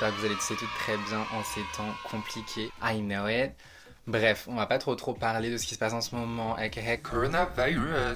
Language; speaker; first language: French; native; French